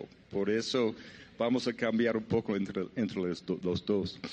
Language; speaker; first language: Spanish; non-native, learner; English